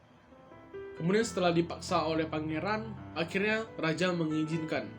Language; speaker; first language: Indonesian; native; Indonesian